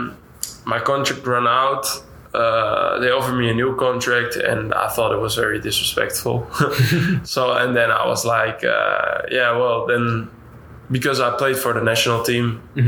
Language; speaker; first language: English; non-native, fluent; Dutch